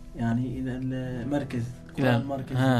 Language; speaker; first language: Turkish; non-native, learner; Arabic